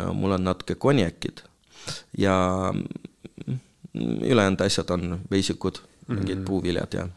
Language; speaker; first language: Estonian; non-native, local second language; Russian